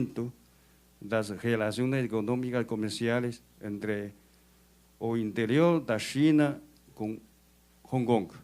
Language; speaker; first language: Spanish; non-native, fluent; Chinese